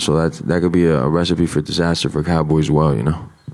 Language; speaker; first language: English; early bilingual, other home language; Spanish